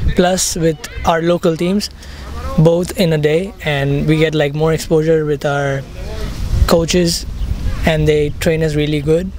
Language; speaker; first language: English; non-native, local second language; Hindi